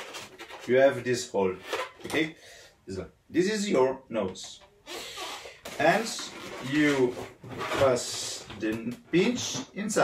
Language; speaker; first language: English; non-native, learner; Italian